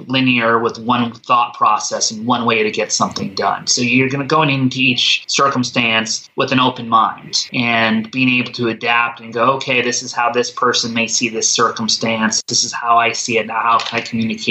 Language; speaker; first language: English; native; English